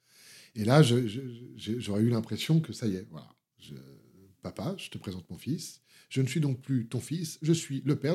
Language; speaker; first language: French; native; French